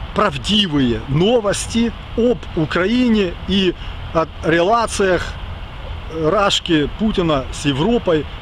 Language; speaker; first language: Russian; non-native, local second language; Ukrainian